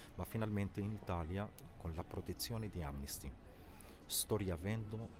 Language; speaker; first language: Italian; non-native, fluent; Arabic